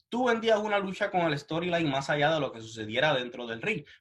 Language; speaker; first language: Spanish; native; Spanish